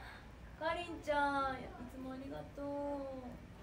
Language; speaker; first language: Japanese; native; Japanese